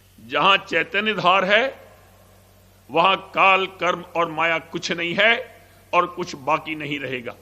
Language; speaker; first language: Hindi; native; Hindi